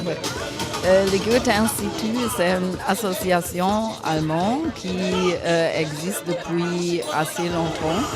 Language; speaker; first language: French; non-native, fluent; German